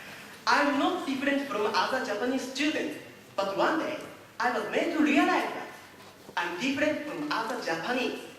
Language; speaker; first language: English; non-native, learner; Japanese